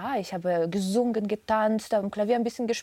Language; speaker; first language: German; non-native, fluent; Russian